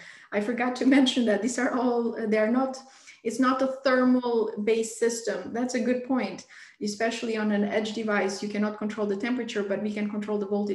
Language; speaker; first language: English; non-native, fluent; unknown